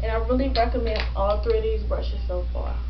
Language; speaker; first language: English; native; English